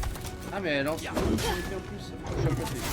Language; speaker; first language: French; native; French